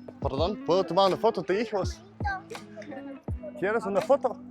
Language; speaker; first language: Spanish; non-native, learner; Danish